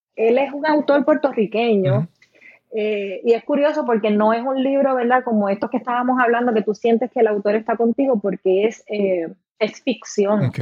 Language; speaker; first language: Spanish; native; Spanish